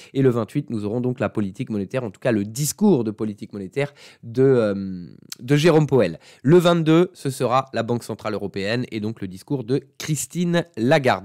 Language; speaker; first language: French; native; French